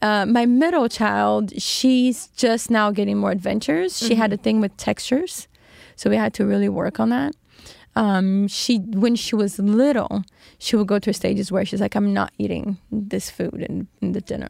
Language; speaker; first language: English; non-native, fluent; Portuguese